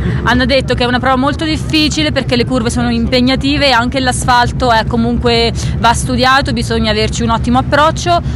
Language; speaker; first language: Italian; native; Italian